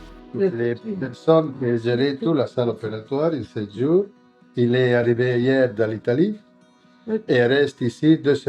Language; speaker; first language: French; non-native, learner; Italian